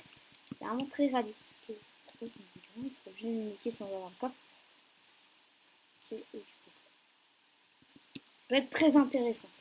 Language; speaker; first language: French; native; French